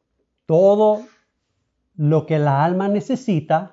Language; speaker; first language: Spanish; early bilingual, heritage; Spanish